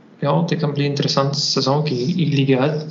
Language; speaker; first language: Swedish; non-native, learner; Polish